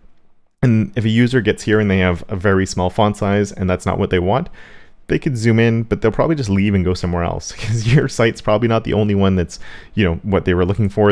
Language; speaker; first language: English; native; English